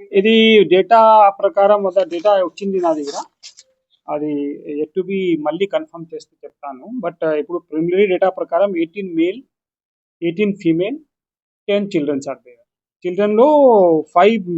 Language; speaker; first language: Telugu; non-native, local second language; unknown